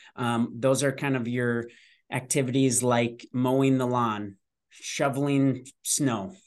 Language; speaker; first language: English; native; English